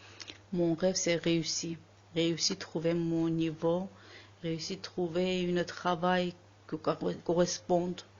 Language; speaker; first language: French; non-native, learner; Armenian